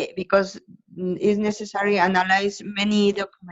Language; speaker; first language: English; non-native, learner; Spanish